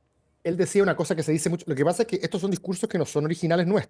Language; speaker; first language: Spanish; native; Spanish